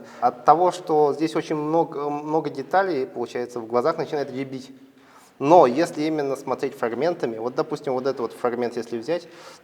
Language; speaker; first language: Russian; native; Russian